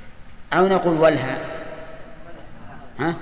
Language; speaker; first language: Arabic; native; Arabic